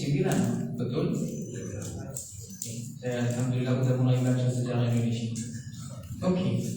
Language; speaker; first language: Indonesian; non-native, fluent; Arabic